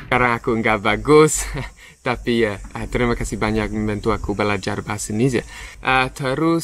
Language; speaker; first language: Indonesian; non-native, learner; English